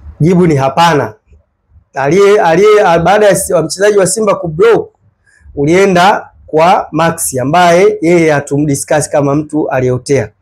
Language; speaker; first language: Swahili; native; Swahili